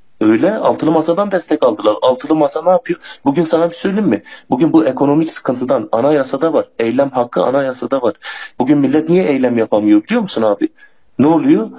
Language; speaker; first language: Turkish; non-native, local second language; Kurdish